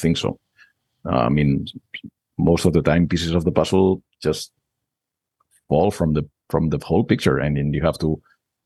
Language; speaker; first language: English; non-native, fluent; Spanish